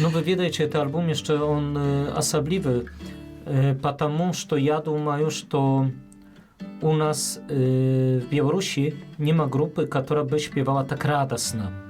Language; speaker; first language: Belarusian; non-native, learner; Polish